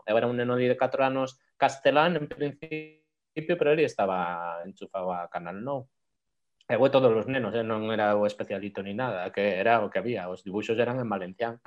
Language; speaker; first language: Galician; non-native, local second language; Spanish